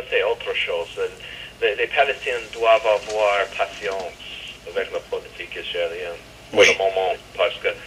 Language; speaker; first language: French; non-native, fluent; English